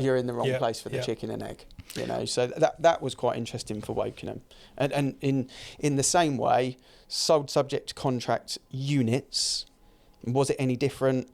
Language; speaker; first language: English; native; English